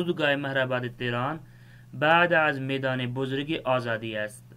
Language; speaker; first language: Persian; non-native, fluent; Urdu